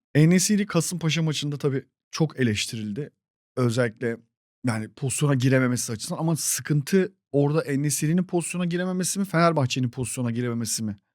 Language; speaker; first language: Turkish; native; Turkish